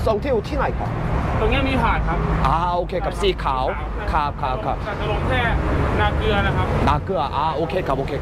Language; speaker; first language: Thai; non-native, learner; Korean